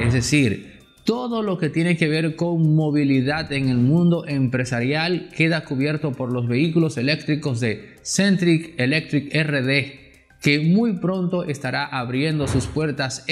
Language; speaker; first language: Spanish; native; Spanish